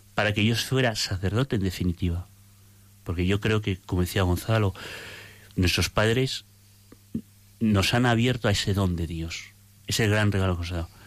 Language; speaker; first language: Spanish; native; Spanish